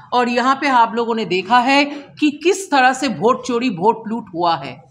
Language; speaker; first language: Hindi; non-native, local second language; Bangla